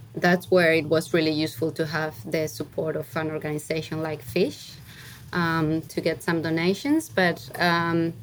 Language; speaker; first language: English; non-native, fluent; Spanish